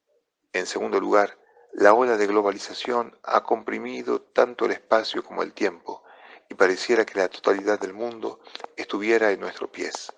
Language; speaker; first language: Spanish; non-native, fluent; Italian